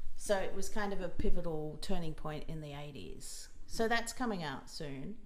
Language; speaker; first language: English; native; English